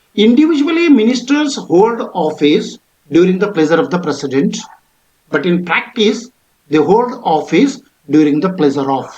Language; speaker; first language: English; non-native, local second language; Kannada